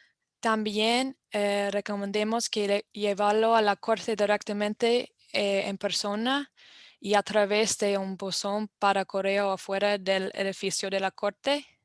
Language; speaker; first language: Spanish; non-native, fluent; English